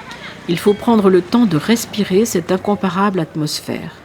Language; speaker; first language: French; native; French